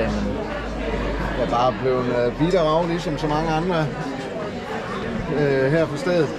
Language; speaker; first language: Danish; native; Danish